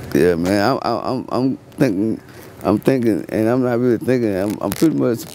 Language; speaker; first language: English; native; English